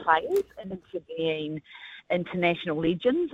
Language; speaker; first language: English; native; English